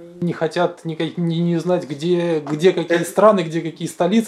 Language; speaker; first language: Russian; native; Russian